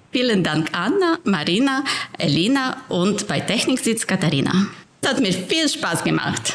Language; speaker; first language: German; non-native, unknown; Ukrainian